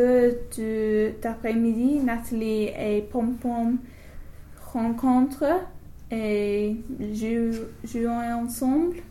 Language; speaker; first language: French; non-native, learner; English